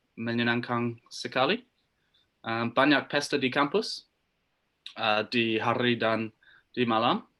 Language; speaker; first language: Indonesian; non-native, learner; English